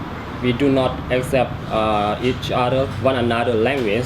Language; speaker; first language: English; non-native, learner; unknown